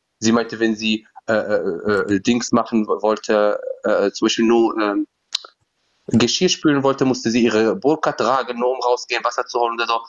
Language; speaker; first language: German; non-native, fluent; Berber languages